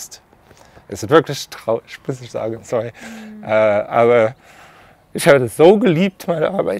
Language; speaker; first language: German; non-native, fluent; English